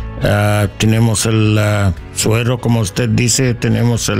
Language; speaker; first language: Spanish; non-native, learner; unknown